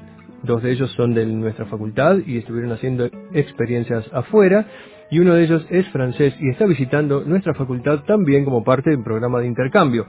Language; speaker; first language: Spanish; native; Spanish